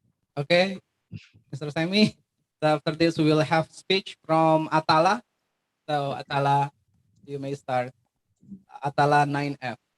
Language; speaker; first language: English; non-native, fluent; Indonesian